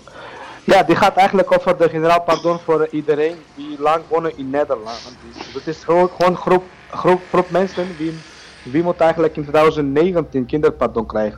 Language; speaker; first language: Dutch; non-native, learner; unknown